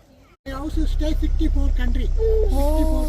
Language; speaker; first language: English; non-native, learner; Tamil